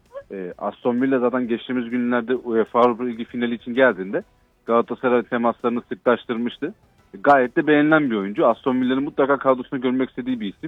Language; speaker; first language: Turkish; native; Turkish